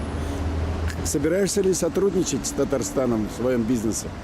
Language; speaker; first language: Russian; native; Russian